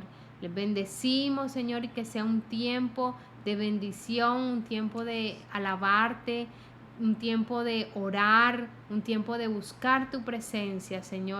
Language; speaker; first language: Spanish; native; Spanish